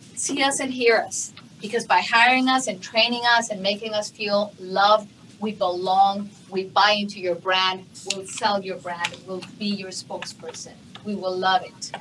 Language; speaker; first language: English; non-native, fluent; Spanish